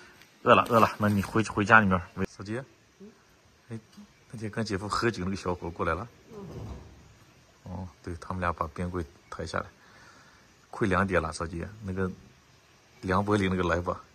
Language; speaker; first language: Chinese; native; Chinese